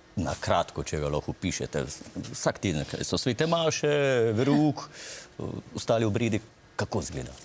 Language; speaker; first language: Slovenian; native; Slovenian